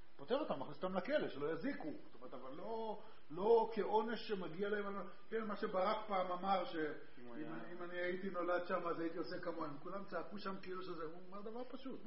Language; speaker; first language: Hebrew; native; Hebrew